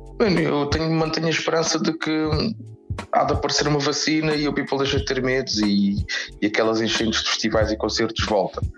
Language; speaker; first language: Portuguese; native; Portuguese